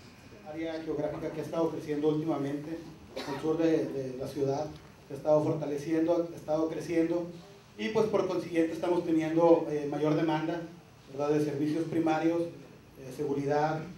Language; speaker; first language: Spanish; native; Spanish